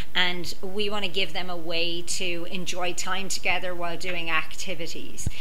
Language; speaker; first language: English; native; English